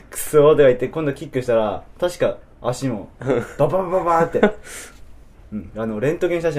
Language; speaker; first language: Japanese; native; Japanese